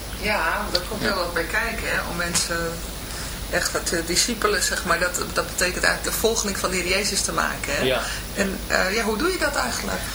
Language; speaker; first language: Dutch; native; Dutch